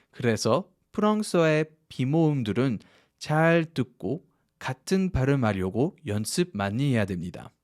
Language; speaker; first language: Korean; non-native, fluent; French